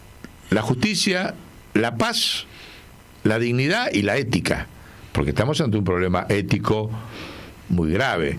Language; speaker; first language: Spanish; native; Spanish